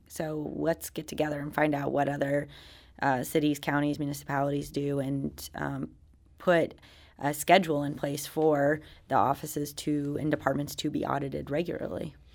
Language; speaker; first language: English; native; English